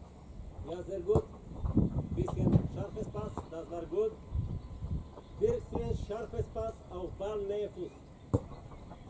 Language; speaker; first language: German; non-native, learner; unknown